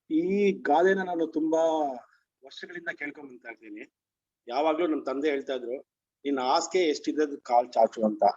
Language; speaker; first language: Kannada; native; Kannada